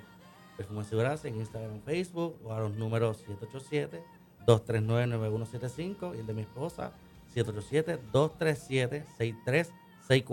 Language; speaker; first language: Spanish; native; Spanish